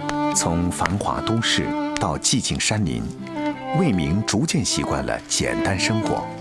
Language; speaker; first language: Chinese; native; Chinese